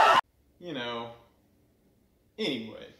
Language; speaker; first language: English; native; English